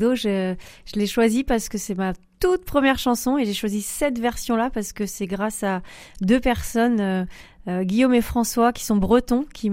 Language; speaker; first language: French; native; French